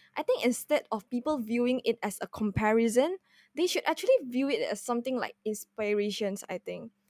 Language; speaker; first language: English; non-native, fluent; Indonesian